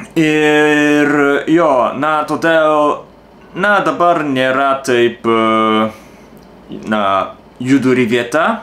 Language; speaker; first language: Lithuanian; non-native, learner; Japanese